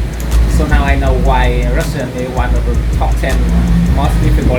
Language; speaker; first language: English; non-native, fluent; Vietnamese